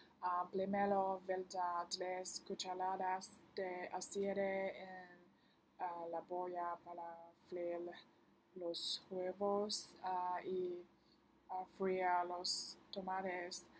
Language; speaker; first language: Spanish; non-native, learner; Chinese